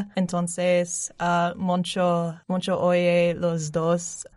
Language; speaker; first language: Spanish; non-native, learner; English